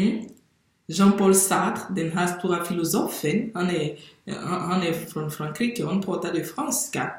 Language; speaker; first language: Swedish; non-native, fluent; French